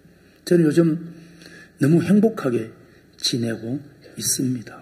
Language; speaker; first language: Korean; native; Korean